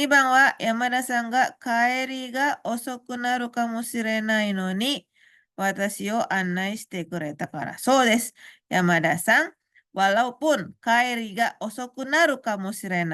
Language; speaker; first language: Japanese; non-native, fluent; Indonesian